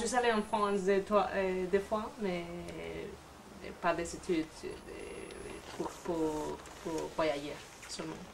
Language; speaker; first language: French; non-native, learner; Spanish